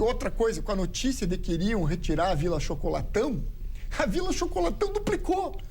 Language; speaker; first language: Portuguese; native; Portuguese